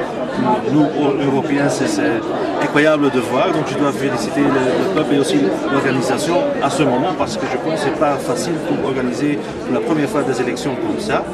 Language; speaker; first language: French; non-native, local second language; Dutch